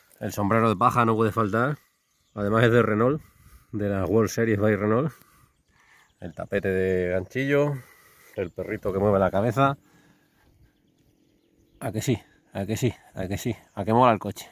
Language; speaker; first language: Spanish; native; Spanish